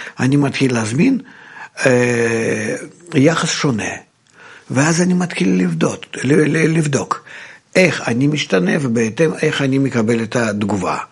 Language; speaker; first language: Hebrew; native; Hebrew